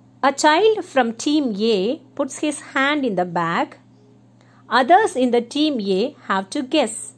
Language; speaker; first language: English; non-native, local second language; Tamil